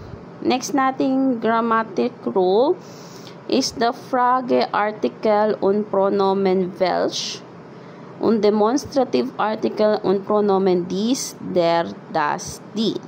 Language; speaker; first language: German; non-native, fluent; Filipino